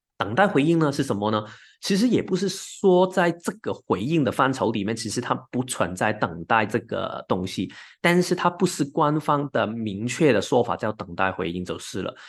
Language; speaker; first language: Chinese; non-native, local second language; Cantonese